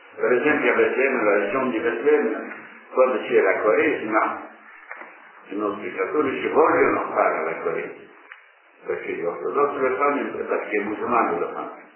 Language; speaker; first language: Italian; non-native, fluent; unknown